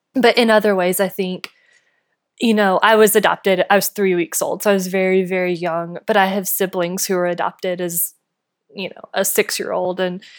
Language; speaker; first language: English; native; English